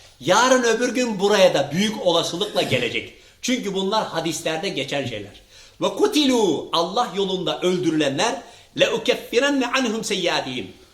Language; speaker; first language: Turkish; early bilingual, heritage; Turkish